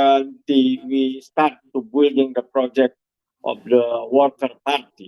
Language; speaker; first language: English; non-native, learner; Indonesian